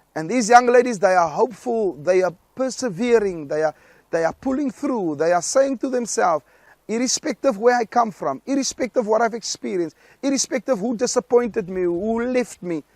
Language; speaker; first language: English; non-native, local second language; Afrikaans